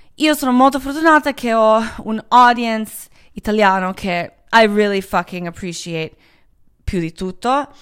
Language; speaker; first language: Italian; native; Italian